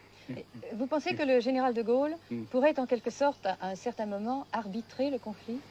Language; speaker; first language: French; native; French